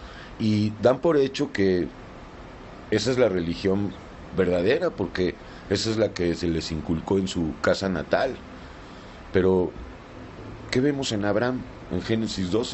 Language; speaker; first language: Spanish; native; Spanish